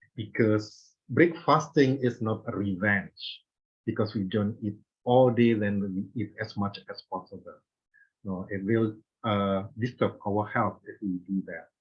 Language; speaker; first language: English; non-native, fluent; Indonesian